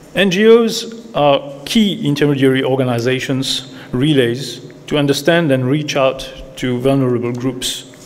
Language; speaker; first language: English; non-native, local second language; Morisyen